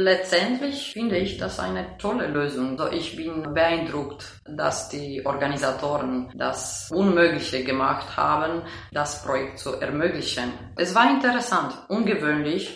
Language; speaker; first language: German; non-native, fluent; Romanian